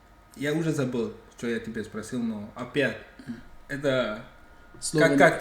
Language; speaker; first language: Russian; non-native, fluent; English